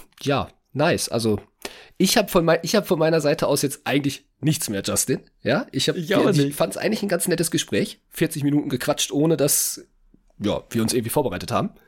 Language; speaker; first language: German; native; German